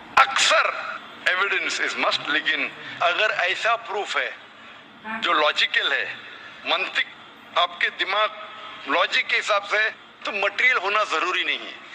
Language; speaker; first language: Hindi; non-native, local second language; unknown